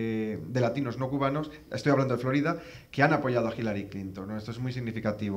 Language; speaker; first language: Spanish; native; Spanish